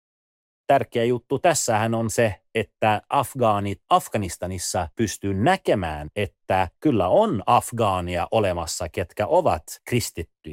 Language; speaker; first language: Finnish; early bilingual, other home language; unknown